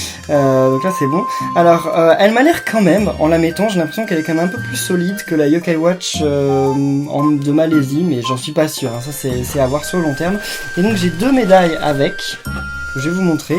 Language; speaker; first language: French; native; French